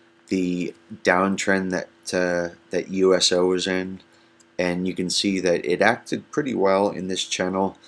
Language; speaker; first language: English; native; English